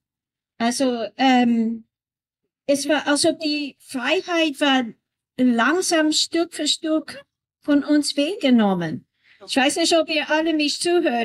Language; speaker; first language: German; non-native, learner; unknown